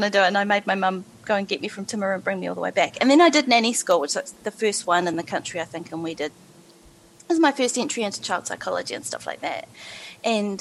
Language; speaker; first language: English; native; English